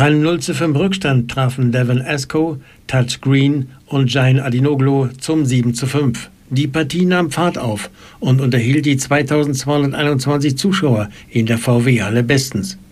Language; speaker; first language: German; native; German